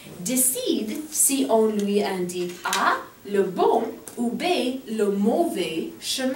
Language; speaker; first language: French; non-native, fluent; English